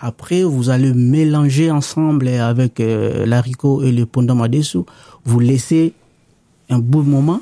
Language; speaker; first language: French; non-native, local second language; Lingala